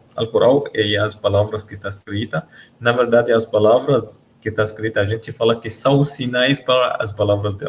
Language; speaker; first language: Portuguese; non-native, learner; Arabic